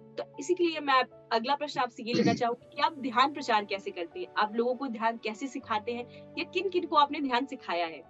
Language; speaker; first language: Hindi; native; Hindi